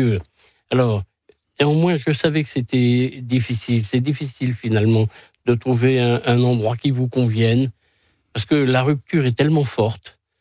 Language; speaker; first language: French; native; French